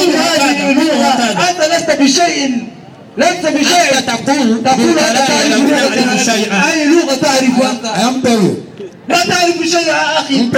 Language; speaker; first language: Arabic; non-native, learner; Swahili